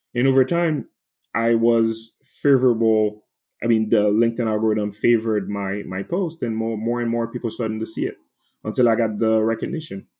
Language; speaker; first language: English; non-native, fluent; French